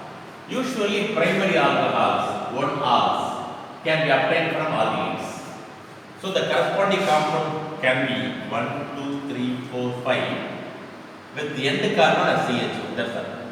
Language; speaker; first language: English; non-native, local second language; Tamil